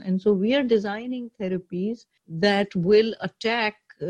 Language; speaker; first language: English; non-native, local second language; Urdu